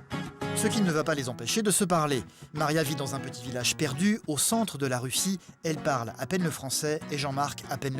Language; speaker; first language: French; native; French